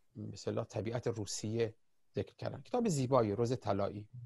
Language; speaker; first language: Persian; native; Persian